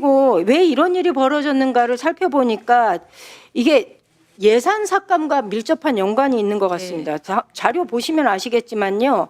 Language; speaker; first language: Korean; native; Korean